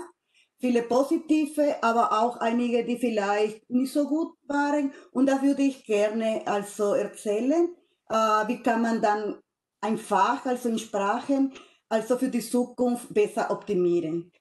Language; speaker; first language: German; non-native, fluent; Spanish